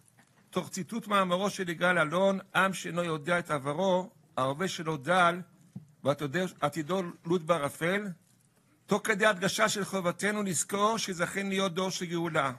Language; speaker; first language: Hebrew; native; Hebrew